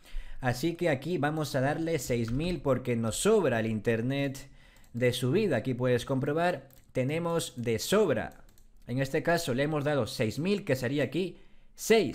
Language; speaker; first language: Spanish; native; Spanish